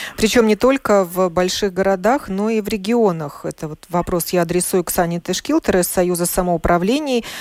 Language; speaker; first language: Russian; native; Russian